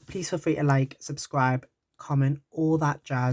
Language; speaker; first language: English; native; English